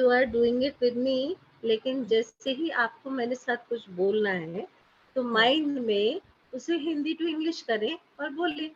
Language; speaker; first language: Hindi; native; Hindi